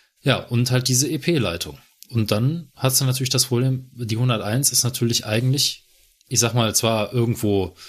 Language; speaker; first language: German; native; German